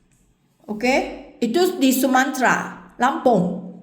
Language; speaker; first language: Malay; non-native, local second language; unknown